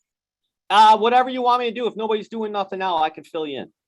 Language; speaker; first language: English; native; English